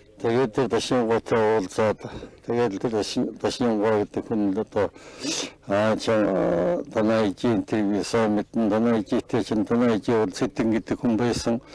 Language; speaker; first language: Mongolian; native; Mongolian